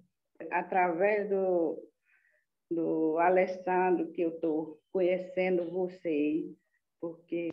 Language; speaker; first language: Portuguese; non-native, local second language; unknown